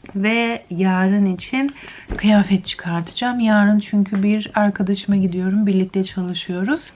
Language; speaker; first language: Turkish; early bilingual, heritage; Turkish